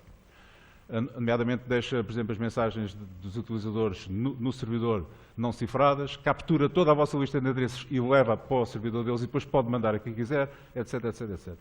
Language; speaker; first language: Portuguese; native; Portuguese